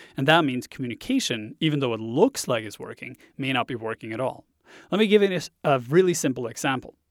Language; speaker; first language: English; non-native, fluent; Norwegian